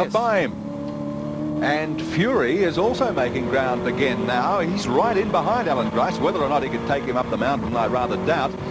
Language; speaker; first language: English; native; English